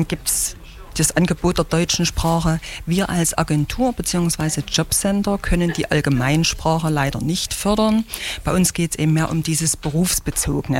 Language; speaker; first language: German; native; German